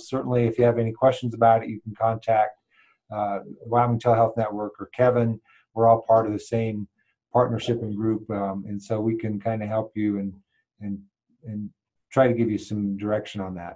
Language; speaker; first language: English; native; English